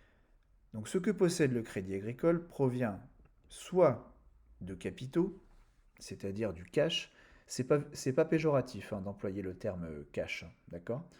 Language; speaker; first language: French; native; French